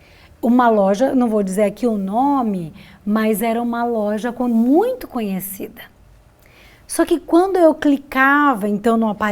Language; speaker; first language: Portuguese; native; Portuguese